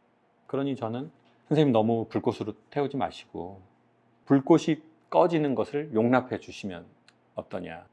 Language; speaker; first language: Korean; native; Korean